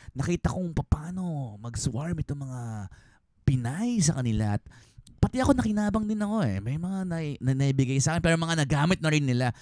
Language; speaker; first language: Filipino; native; Filipino